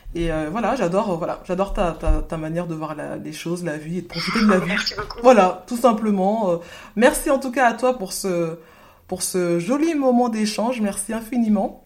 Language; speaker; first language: French; native; French